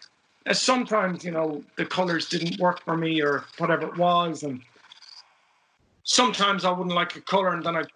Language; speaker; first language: English; native; English